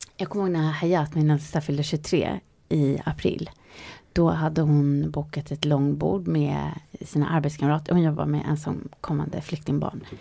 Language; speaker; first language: Swedish; native; Swedish